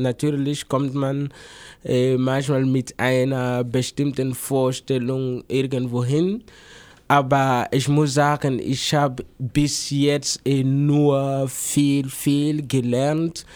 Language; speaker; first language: German; non-native, fluent; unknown